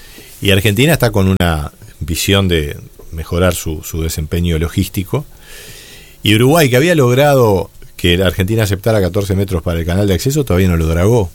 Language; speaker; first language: Spanish; native; Spanish